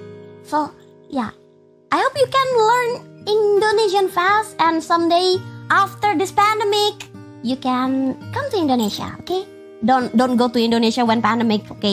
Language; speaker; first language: English; non-native, fluent; Indonesian